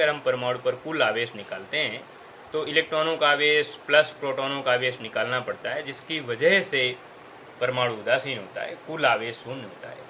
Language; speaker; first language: Hindi; native; Hindi